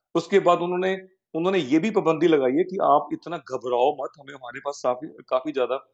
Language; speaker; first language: Hindi; native; Hindi